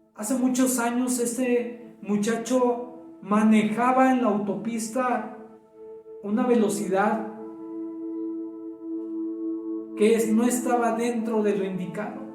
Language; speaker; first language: Spanish; native; Spanish